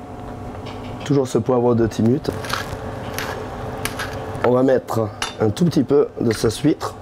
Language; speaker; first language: French; native; French